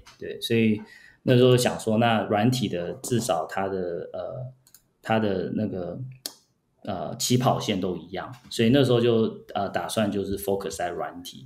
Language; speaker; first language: Chinese; early bilingual, heritage; Chinese